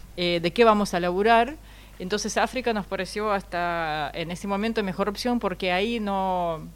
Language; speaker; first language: Spanish; non-native, fluent; Russian